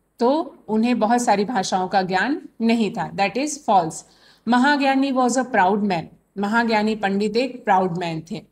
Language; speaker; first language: Hindi; native; Hindi